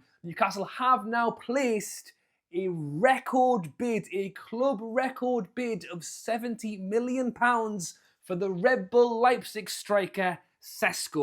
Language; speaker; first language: English; native; English